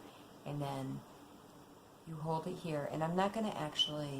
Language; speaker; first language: English; native; English